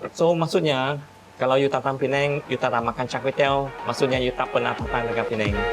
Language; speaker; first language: Malay; non-native, local second language; Min Nan Chinese